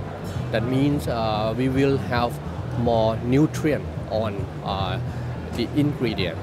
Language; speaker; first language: English; non-native, learner; Thai